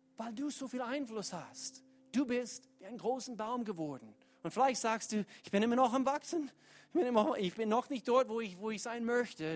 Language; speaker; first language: German; non-native, fluent; English